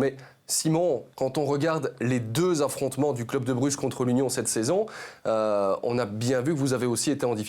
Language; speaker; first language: French; native; French